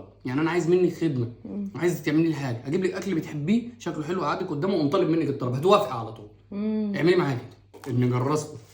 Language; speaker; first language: Arabic; native; Arabic